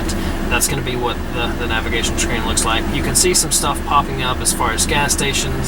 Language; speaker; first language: English; native; English